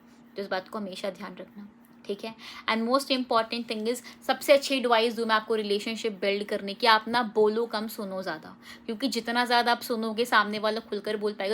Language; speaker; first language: Hindi; native; Hindi